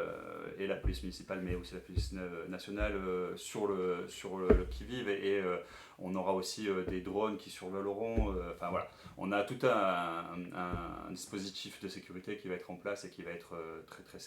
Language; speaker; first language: French; native; French